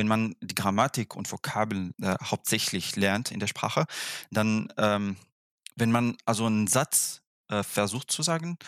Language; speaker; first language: German; non-native, fluent; Arabic